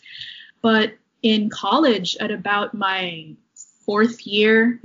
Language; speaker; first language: English; non-native, local second language; Filipino